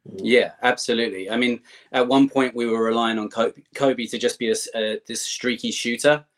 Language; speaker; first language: English; native; English